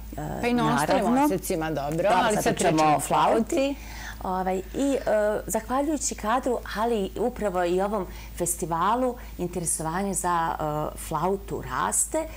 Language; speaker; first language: Bosnian; native; Bosnian